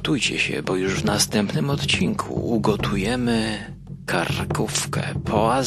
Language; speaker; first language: Polish; native; Polish